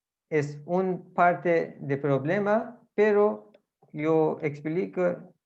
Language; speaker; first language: Spanish; non-native, fluent; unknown